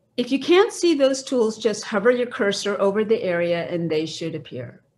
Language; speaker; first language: English; native; English